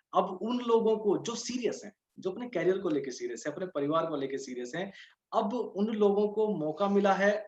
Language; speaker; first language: Hindi; native; Hindi